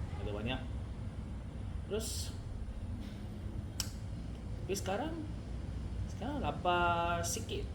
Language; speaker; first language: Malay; non-native, learner; Korean